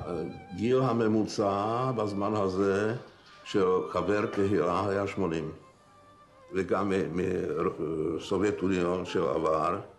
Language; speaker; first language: Hebrew; non-native, fluent; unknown